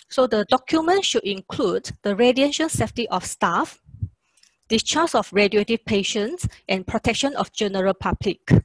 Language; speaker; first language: English; non-native, local second language; Chinese